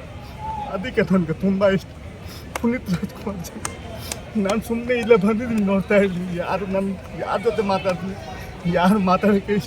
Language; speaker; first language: Kannada; non-native, local second language; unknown